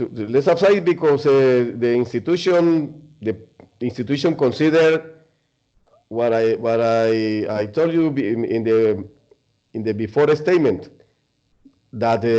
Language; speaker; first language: English; non-native, learner; Spanish